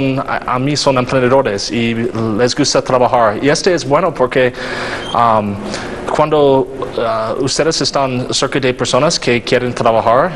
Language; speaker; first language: Spanish; non-native, learner; English